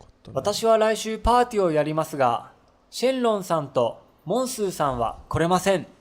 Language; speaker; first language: Japanese; non-native, learner; English